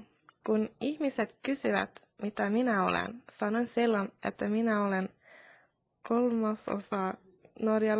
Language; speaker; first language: Finnish; early bilingual, heritage; Finnish